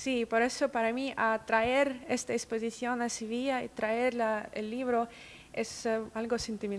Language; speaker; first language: Spanish; non-native, fluent; Russian